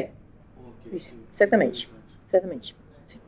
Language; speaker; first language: Portuguese; non-native, fluent; Spanish